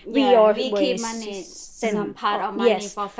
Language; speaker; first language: English; non-native, learner; Thai